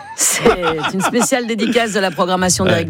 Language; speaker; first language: French; native; French